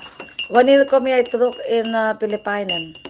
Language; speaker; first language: Dutch; non-native, learner; Filipino